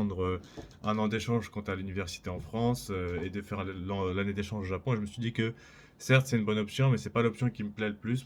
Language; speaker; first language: French; native; French